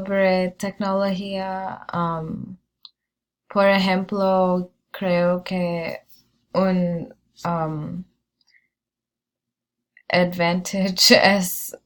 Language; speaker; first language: Spanish; non-native, learner; English